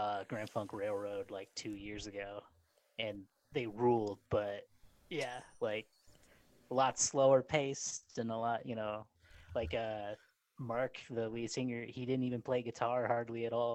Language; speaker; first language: English; native; English